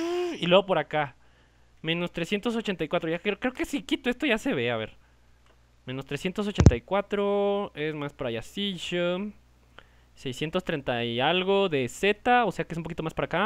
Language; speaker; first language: Spanish; native; Spanish